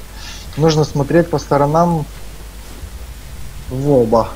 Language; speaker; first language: Russian; native; Russian